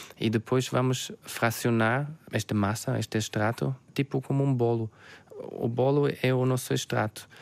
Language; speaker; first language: Portuguese; non-native, fluent; German